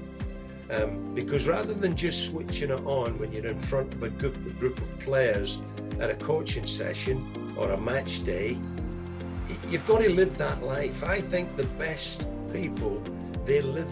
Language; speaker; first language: English; native; English